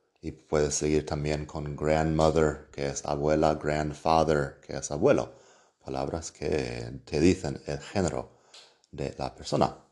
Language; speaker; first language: Spanish; non-native, fluent; English